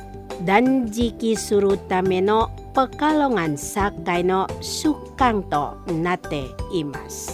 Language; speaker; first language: Japanese; non-native, fluent; Indonesian